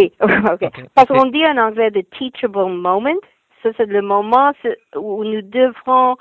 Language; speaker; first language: French; non-native, fluent; English